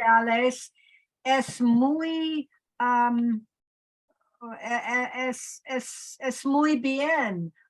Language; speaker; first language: Spanish; non-native, learner; English